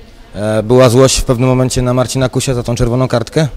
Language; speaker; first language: Polish; native; Polish